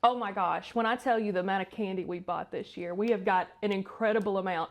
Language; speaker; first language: English; native; English